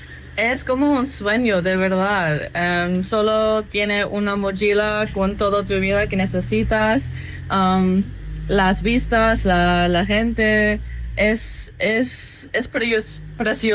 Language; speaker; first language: Spanish; non-native, learner; English